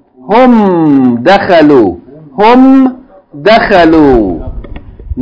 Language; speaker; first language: Arabic; non-native, fluent; English